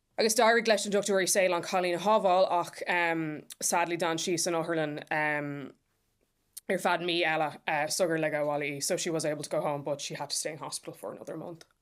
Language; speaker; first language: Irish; non-native, local second language; English